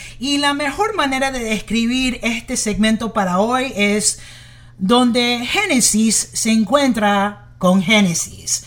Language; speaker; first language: Spanish; early bilingual, heritage; English